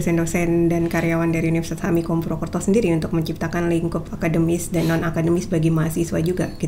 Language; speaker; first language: Indonesian; native; Indonesian